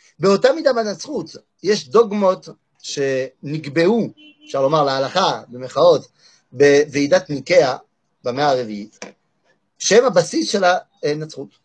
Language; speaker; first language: Hebrew; non-native, fluent; French